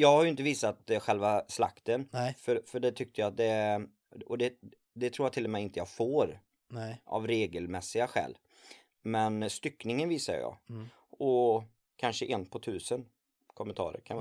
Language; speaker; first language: Swedish; native; Swedish